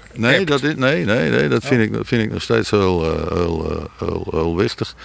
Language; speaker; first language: Dutch; native; Dutch